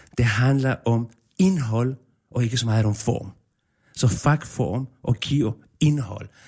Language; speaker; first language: Danish; non-native, fluent; Spanish